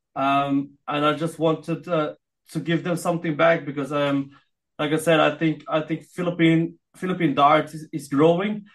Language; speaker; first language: English; non-native, fluent; Filipino